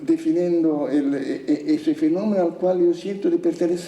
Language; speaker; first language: Spanish; non-native, fluent; Italian